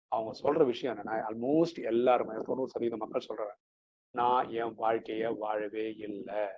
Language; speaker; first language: Tamil; non-native, local second language; Malayalam